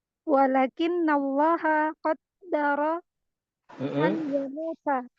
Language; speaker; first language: Arabic; non-native, learner; Indonesian